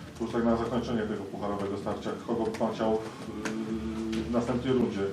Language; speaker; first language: Polish; native; Polish